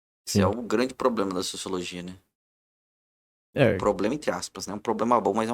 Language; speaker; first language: Portuguese; native; Portuguese